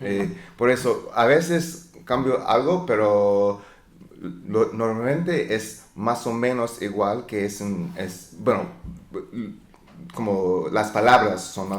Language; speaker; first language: Spanish; non-native, learner; English